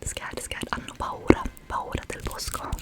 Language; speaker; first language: Italian; non-native, fluent; English